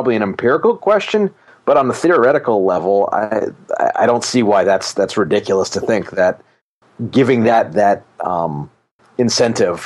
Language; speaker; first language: English; native; English